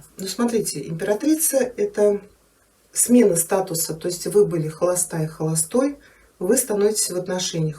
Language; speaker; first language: Russian; native; Russian